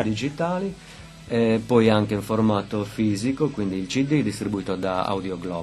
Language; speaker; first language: Italian; native; Italian